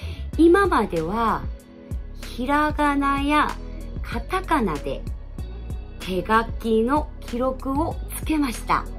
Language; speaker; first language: Japanese; non-native, fluent; Korean